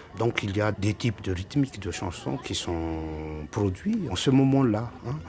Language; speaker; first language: French; non-native, local second language; Malagasy